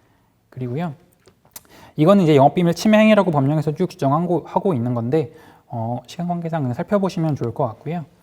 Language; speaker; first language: Korean; native; Korean